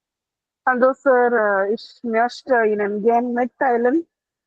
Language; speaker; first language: German; non-native, learner; Hindi